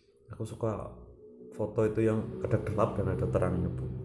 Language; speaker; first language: Indonesian; non-native, local second language; Javanese